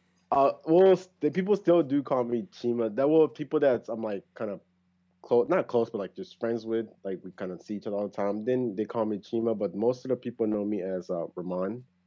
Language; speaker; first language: English; early bilingual, other home language; Japanese